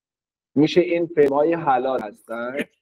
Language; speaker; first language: Persian; non-native, fluent; Urdu